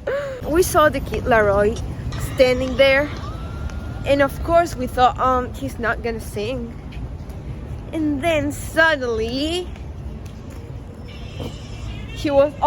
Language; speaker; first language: English; non-native, fluent; Spanish